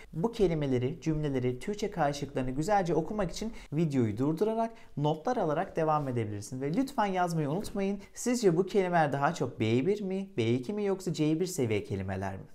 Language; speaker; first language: Turkish; native; Turkish